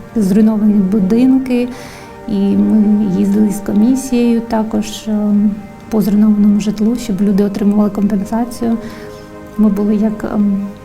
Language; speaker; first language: Ukrainian; non-native, fluent; Georgian